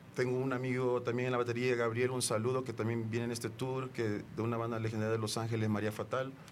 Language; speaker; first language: Spanish; native; Spanish